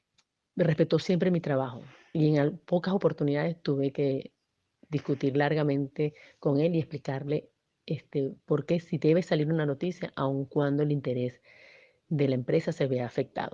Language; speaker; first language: Spanish; native; Spanish